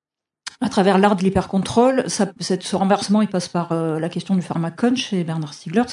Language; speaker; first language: French; native; French